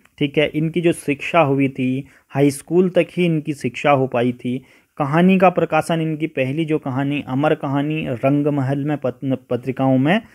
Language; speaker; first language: Hindi; native; Hindi